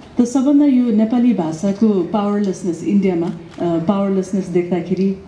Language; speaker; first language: Nepali; native; Nepali